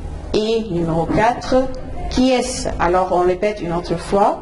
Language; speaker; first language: French; non-native, fluent; Arabic